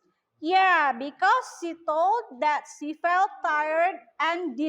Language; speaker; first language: English; non-native, learner; Indonesian